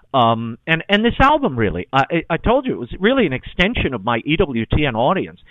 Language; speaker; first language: English; native; English